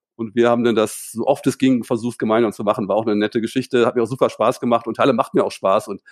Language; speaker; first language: German; native; German